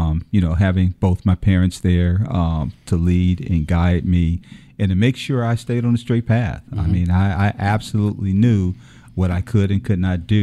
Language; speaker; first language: English; native; English